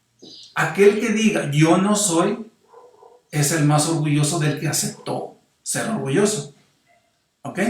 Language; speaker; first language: Spanish; native; Spanish